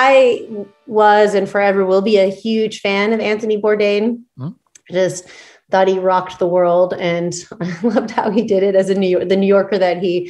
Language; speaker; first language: English; native; English